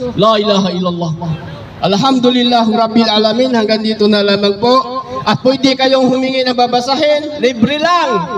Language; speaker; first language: Filipino; non-native, local second language; Cebuano